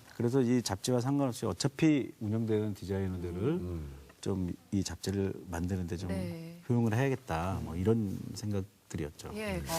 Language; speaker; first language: Korean; native; Korean